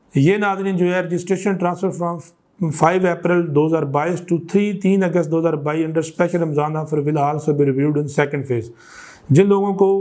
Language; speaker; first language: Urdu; non-native, local second language; Punjabi